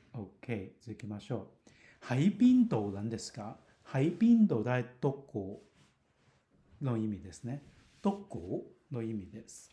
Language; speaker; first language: Japanese; non-native, fluent; Cantonese